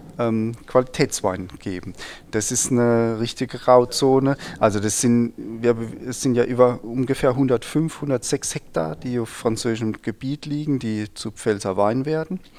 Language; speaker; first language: German; native; German